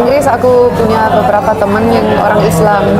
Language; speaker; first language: Indonesian; non-native, fluent; Finnish